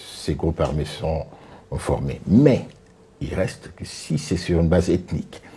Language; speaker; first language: French; non-native, local second language; Sango